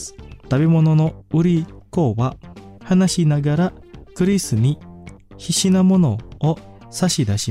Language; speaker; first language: Japanese; non-native, fluent; Indonesian